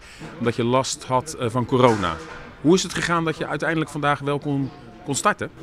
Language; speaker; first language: Dutch; native; Dutch